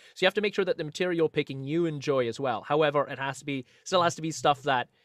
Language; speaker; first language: English; native; English